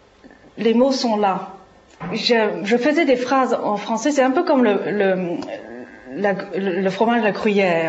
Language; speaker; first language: French; non-native, fluent; Chinese